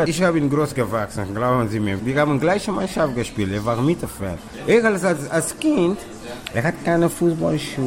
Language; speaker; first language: German; non-native, learner; Kabuverdianu